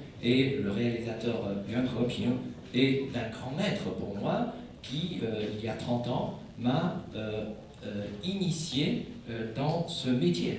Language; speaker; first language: French; non-native, fluent; Chinese